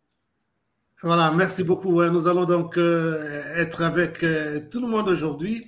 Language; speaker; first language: French; non-native, local second language; Lingala